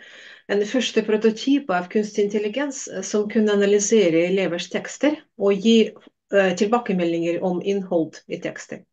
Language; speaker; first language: Norwegian; non-native, fluent; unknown